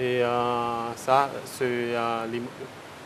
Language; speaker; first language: French; non-native, learner; Seselwa Creole French